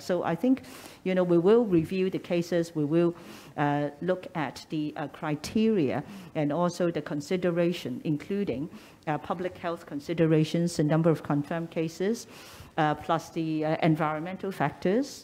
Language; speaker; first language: English; non-native, local second language; Cantonese